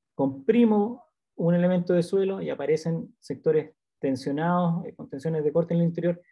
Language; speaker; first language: Spanish; native; Spanish